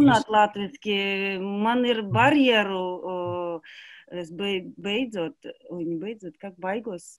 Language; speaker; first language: Latvian; non-native, learner; Kazakh